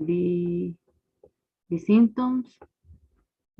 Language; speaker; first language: English; non-native, learner; Spanish